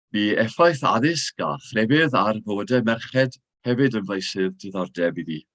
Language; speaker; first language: Welsh; native; Welsh